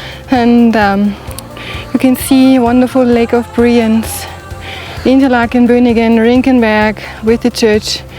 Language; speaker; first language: English; non-native, learner; German